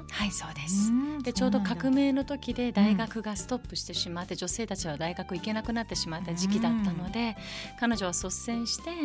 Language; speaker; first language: Japanese; early bilingual, other home language; Persian